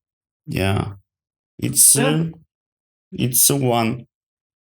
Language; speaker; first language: English; non-native, learner; Ukrainian